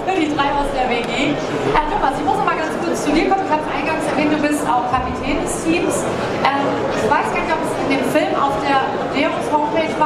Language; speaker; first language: German; native; German